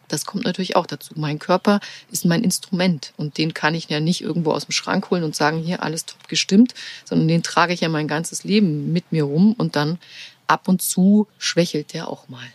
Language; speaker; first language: German; native; German